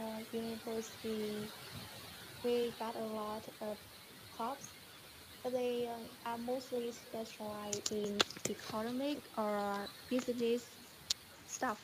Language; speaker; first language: English; non-native, learner; Vietnamese